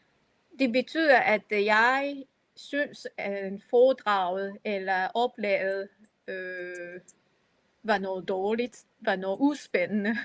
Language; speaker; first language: Danish; non-native, fluent; Japanese